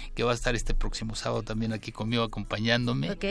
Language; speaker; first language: Spanish; native; Spanish